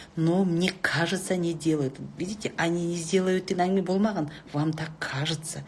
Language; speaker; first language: Russian; non-native, local second language; Kazakh